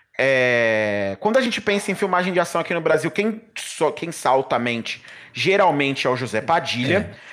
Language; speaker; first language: Portuguese; native; Portuguese